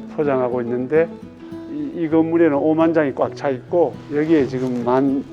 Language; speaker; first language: Korean; native; Korean